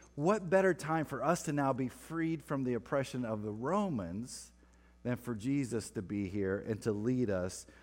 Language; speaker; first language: English; native; English